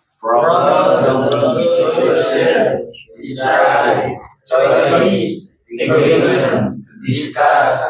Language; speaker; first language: English; non-native, learner; Indonesian